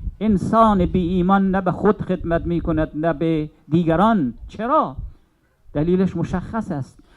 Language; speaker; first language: Persian; native; Persian